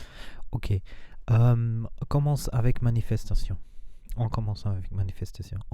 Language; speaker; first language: French; non-native, learner; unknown